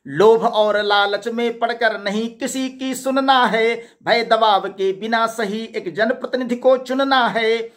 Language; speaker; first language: Hindi; native; Hindi